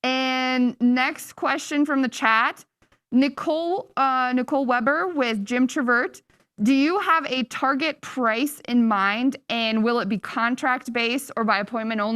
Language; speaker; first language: English; native; English